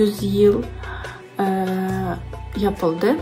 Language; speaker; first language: Turkish; non-native, learner; Ukrainian